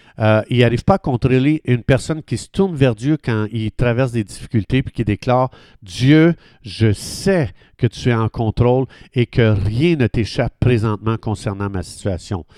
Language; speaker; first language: French; native; French